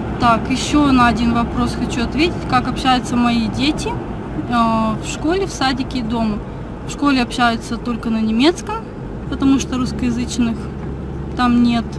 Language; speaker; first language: Russian; native; Russian